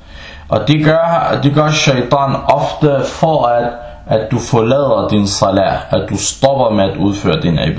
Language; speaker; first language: Danish; non-native, local second language; Arabic